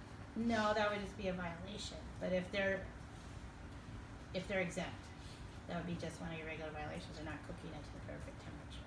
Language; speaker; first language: English; native; English